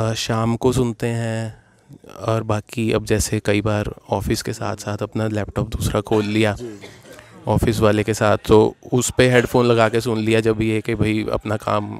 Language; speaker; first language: Hindi; native; Hindi